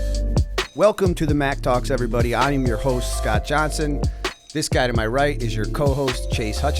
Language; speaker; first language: English; native; English